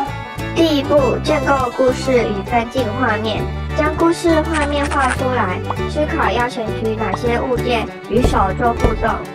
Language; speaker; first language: Chinese; native; Chinese